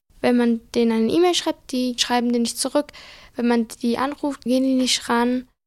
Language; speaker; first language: German; early bilingual, other home language; Arabic